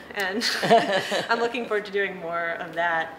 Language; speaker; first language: English; native; English